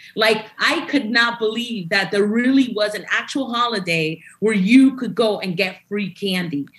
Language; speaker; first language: English; early bilingual, other home language; Spanish